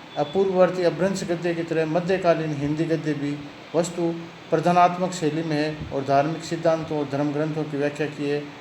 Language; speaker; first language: Hindi; native; Hindi